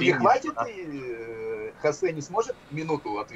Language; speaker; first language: Russian; native; Russian